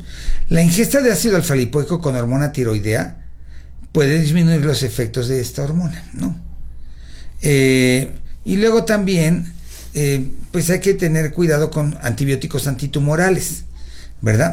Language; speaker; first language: Spanish; native; Spanish